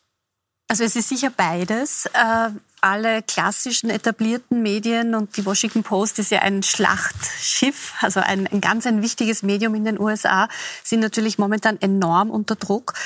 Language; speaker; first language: German; native; German